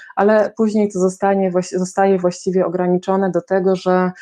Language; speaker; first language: Polish; native; Polish